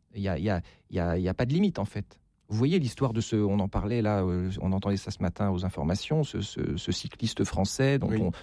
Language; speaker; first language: French; native; French